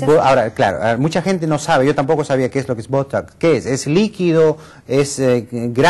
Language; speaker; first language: Spanish; native; Spanish